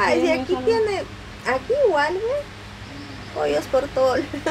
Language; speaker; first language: Spanish; native; Spanish